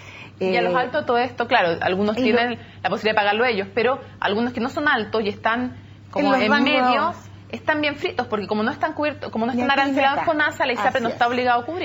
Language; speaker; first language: Spanish; native; Spanish